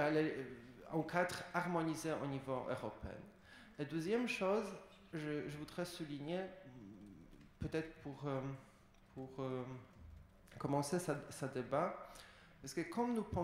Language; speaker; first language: French; non-native, fluent; Polish